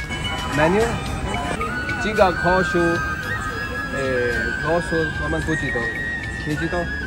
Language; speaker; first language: Chinese; non-native, learner; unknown